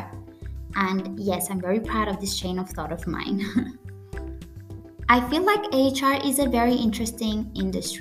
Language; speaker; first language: English; non-native, fluent; Greek